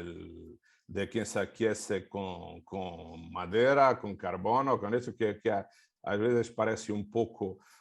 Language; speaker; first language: Spanish; non-native, fluent; Portuguese